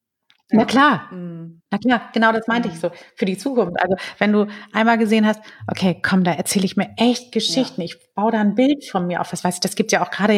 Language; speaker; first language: German; native; German